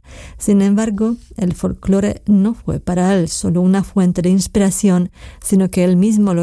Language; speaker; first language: Spanish; non-native, fluent; Slovak